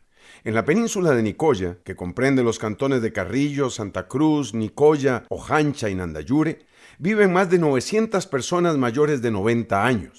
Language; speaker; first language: Spanish; native; Spanish